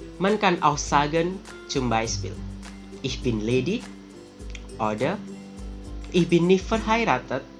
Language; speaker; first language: German; non-native, fluent; Javanese